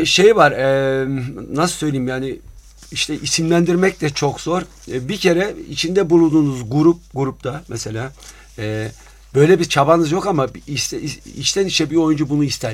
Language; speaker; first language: Turkish; native; Turkish